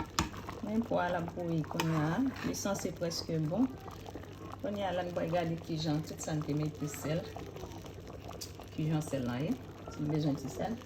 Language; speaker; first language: French; non-native, learner; Haitian Creole